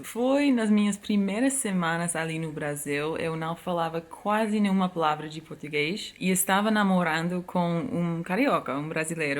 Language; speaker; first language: Portuguese; non-native, fluent; English